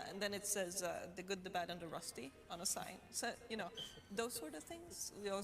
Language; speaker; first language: English; non-native, fluent; Swedish